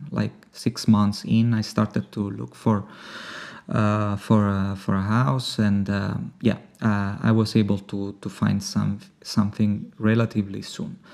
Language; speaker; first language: English; non-native, fluent; Italian